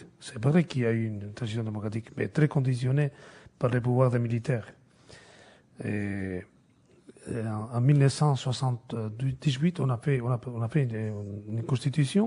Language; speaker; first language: French; non-native, fluent; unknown